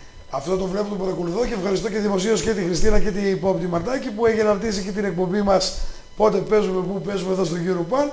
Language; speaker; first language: Greek; native; Greek